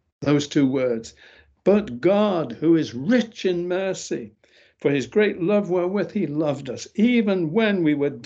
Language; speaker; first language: English; native; English